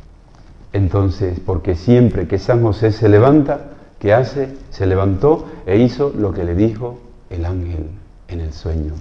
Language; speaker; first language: Spanish; native; Spanish